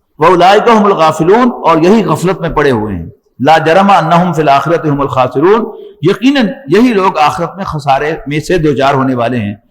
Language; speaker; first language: Urdu; non-native, local second language; Punjabi